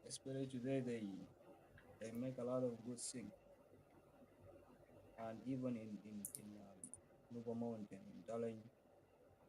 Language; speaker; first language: English; non-native, fluent; Arabic